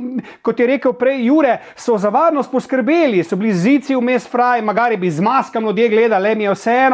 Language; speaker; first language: Slovenian; native; Slovenian